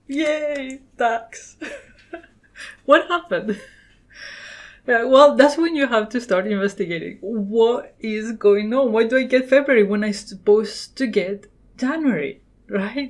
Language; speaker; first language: English; non-native, fluent; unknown